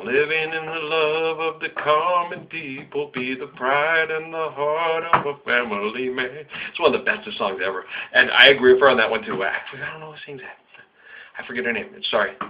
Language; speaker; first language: English; native; English